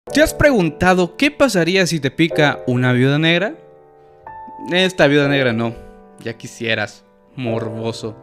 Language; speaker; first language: Spanish; native; Spanish